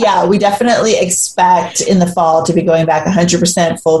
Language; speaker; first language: English; native; English